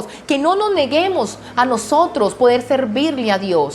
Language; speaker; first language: Spanish; native; Spanish